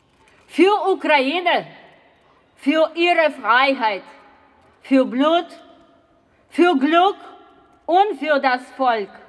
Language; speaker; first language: German; non-native, fluent; Ukrainian